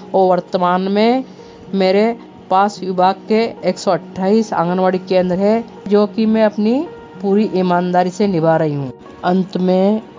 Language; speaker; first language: Hindi; native; Hindi